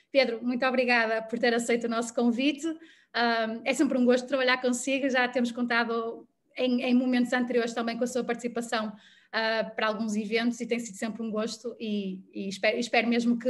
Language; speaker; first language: Portuguese; native; Portuguese